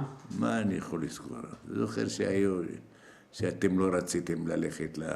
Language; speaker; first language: Hebrew; non-native, fluent; Arabic